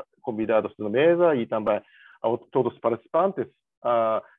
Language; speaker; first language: Portuguese; non-native, learner; Japanese